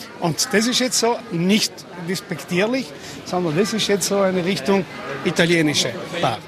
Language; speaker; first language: German; native; German